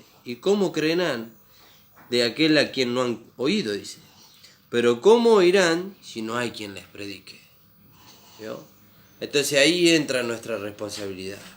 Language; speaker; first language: Spanish; native; Spanish